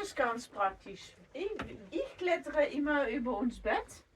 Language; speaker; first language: German; non-native, learner; Dutch